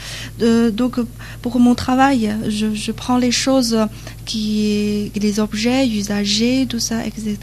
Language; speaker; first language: French; non-native, learner; Chinese